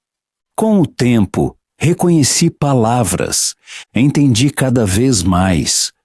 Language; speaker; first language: Portuguese; non-native, fluent; Polish